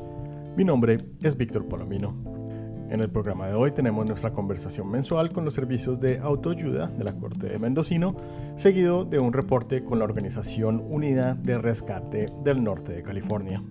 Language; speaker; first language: Spanish; native; Spanish